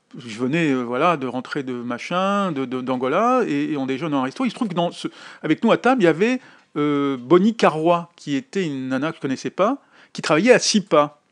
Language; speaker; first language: French; native; French